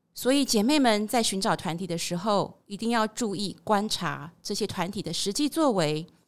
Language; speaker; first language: Chinese; native; Chinese